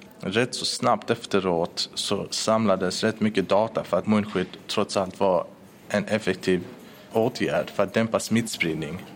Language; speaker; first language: Swedish; early bilingual, other home language; Persian